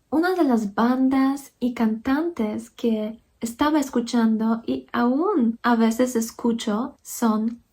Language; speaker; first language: Spanish; non-native, fluent; Polish